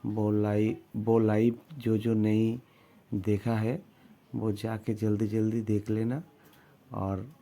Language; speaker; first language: Hindi; non-native, local second language; Bangla